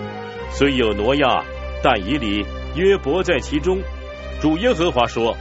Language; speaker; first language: Chinese; native; Chinese